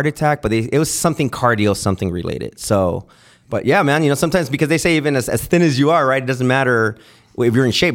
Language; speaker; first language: English; native; English